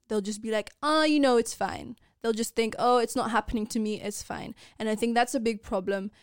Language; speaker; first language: English; non-native, fluent; Persian